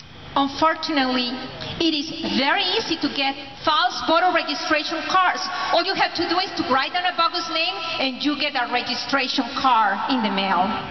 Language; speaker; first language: English; non-native, fluent; Spanish